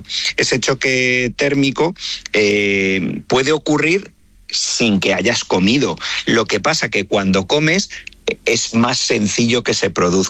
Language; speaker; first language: Spanish; native; Spanish